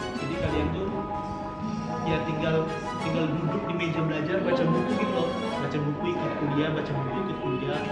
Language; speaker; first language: Indonesian; native; Indonesian